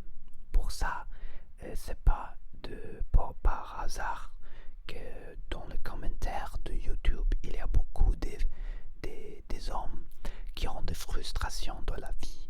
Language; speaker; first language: French; non-native, learner; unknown